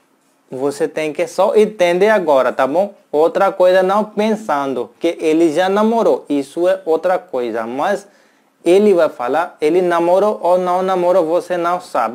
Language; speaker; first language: Portuguese; non-native, learner; Hindi